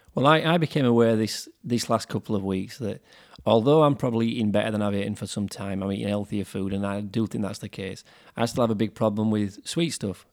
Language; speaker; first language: English; native; English